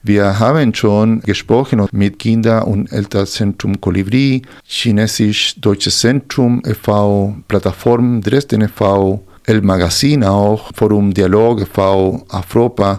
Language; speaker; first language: German; non-native, fluent; Spanish